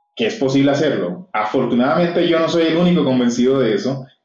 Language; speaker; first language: Spanish; native; Spanish